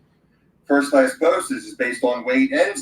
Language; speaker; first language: English; native; English